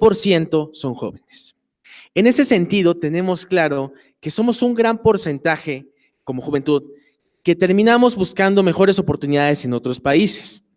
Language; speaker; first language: Spanish; native; Spanish